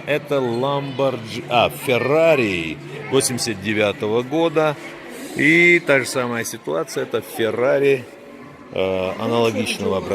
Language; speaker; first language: Russian; native; Russian